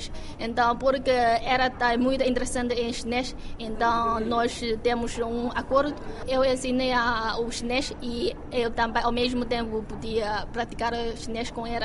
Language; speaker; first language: Portuguese; non-native, fluent; Chinese